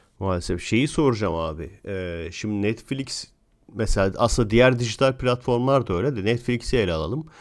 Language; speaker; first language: Turkish; native; Turkish